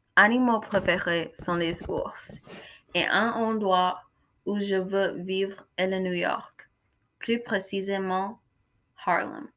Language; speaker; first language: French; non-native, learner; English